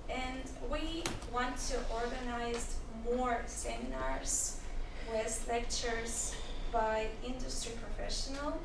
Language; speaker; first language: English; non-native, learner; Ukrainian